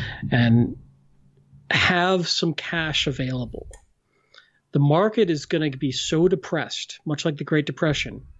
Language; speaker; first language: English; native; English